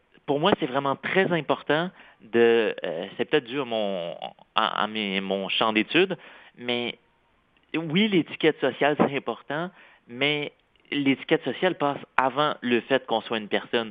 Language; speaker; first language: French; native; French